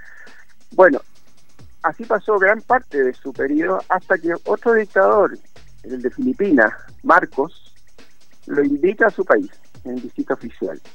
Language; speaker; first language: Spanish; native; Spanish